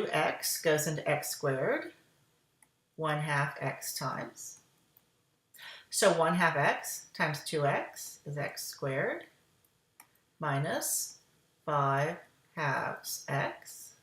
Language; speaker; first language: English; native; English